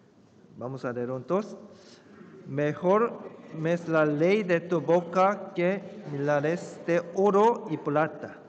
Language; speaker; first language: Spanish; non-native, fluent; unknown